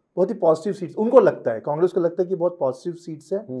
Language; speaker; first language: Hindi; non-native, local second language; Telugu